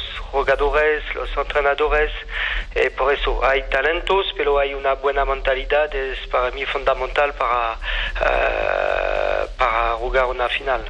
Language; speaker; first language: Spanish; non-native, fluent; French